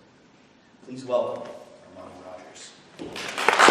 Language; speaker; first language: English; native; English